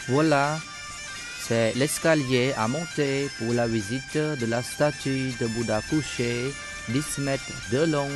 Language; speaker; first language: French; non-native, fluent; Khmer